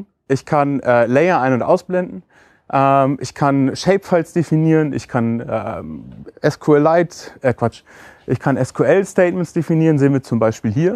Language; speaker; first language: German; native; German